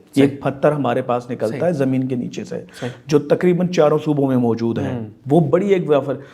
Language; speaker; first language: Urdu; non-native, local second language; Sindhi